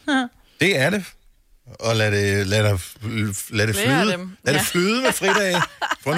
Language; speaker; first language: Danish; native; Danish